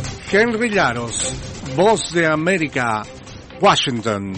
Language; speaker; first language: Spanish; native; Spanish